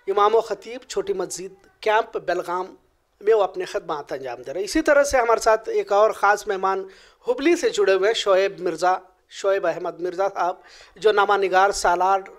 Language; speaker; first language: Urdu; native; Urdu